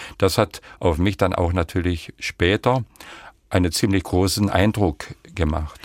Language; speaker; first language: German; non-native, local second language; Upper Sorbian